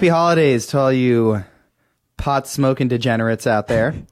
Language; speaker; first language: English; native; English